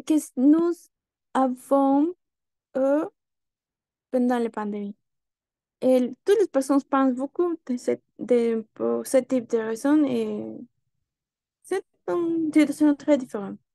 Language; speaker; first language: French; non-native, learner; Spanish